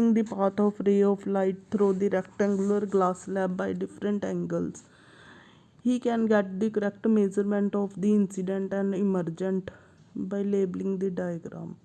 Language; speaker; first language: English; non-native, local second language; Punjabi